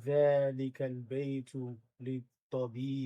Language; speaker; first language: Arabic; non-native, learner; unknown